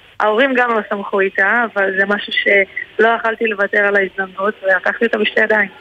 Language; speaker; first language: Hebrew; native; Hebrew